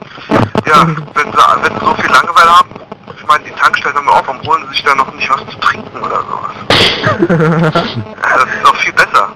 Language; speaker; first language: German; native; German